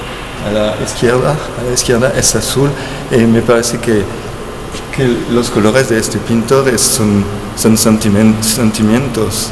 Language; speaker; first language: Spanish; non-native, learner; French